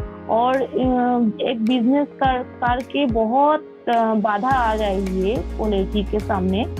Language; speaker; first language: Hindi; non-native, local second language; Bangla